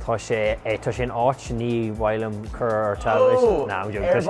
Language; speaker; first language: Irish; non-native, local second language; English